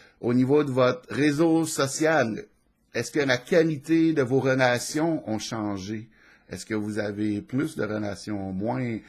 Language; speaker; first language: French; native; French